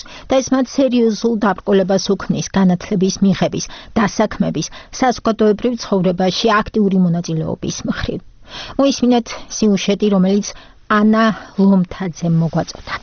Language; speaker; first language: Georgian; native; Georgian